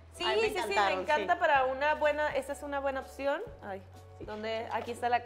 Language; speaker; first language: Spanish; native; Spanish